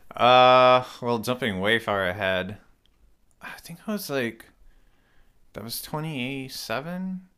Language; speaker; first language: English; native; English